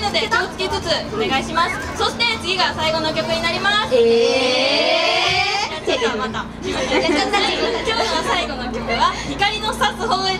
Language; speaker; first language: Japanese; native; Japanese